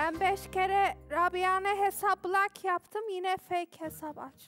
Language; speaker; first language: Turkish; non-native, learner; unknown